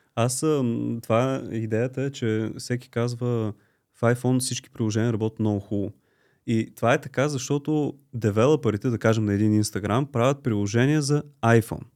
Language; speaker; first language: Bulgarian; native; Bulgarian